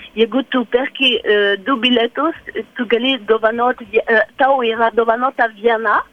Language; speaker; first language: Lithuanian; early bilingual, heritage; French